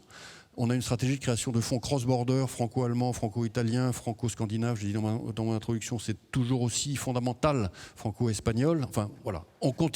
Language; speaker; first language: French; native; French